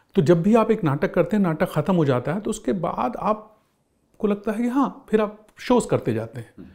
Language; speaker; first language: Hindi; native; Hindi